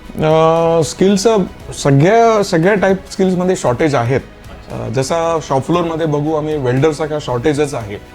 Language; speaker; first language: Marathi; non-native, local second language; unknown